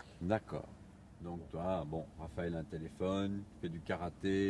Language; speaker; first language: French; native; French